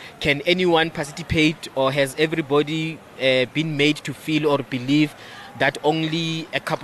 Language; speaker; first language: English; non-native, local second language; Northern Sotho